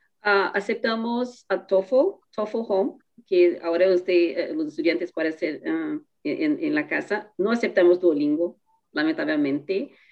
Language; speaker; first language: Spanish; non-native, learner; Portuguese